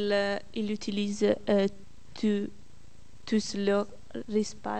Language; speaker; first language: French; non-native, learner; Italian